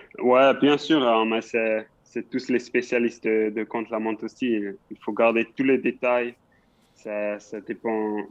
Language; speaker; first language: French; non-native, local second language; Swiss German